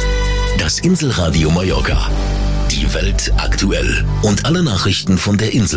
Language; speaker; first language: German; native; German